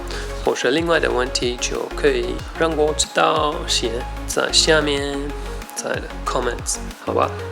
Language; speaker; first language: Chinese; non-native, fluent; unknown